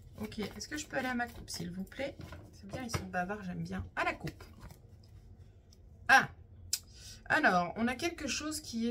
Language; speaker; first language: French; native; French